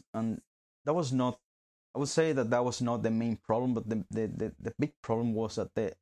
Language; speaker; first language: English; non-native, fluent; Spanish